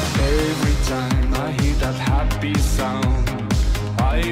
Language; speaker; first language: English; non-native, learner; Spanish